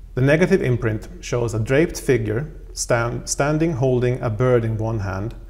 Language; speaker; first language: English; non-native, fluent; Swedish